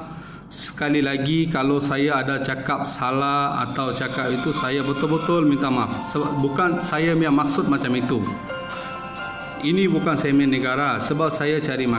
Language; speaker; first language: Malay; non-native, learner; Bangla